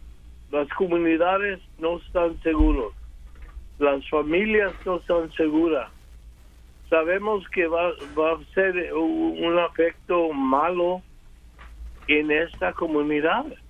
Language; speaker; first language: Spanish; early bilingual, other home language; English